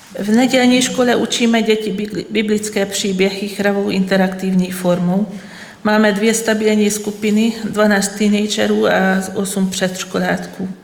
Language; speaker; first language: Czech; non-native, fluent; Hungarian